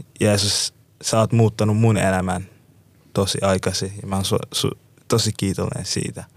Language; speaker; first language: Finnish; native; Finnish